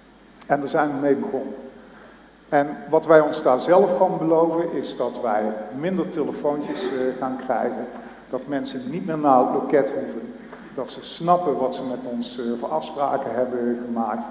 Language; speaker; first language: Dutch; native; Dutch